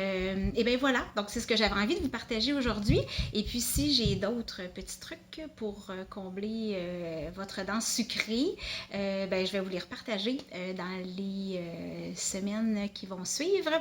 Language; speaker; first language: French; native; French